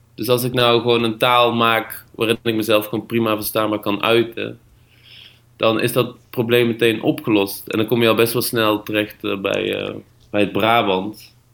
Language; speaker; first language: Dutch; native; Dutch